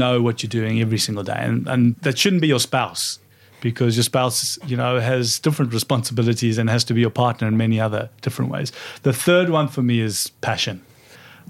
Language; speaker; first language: English; native; English